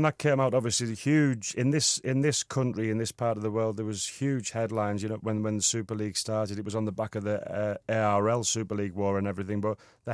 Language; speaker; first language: English; native; English